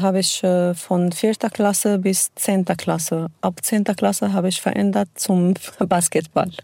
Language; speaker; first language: German; non-native, learner; Arabic